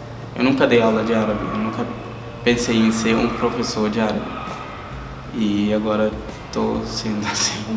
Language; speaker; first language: Portuguese; non-native, learner; Arabic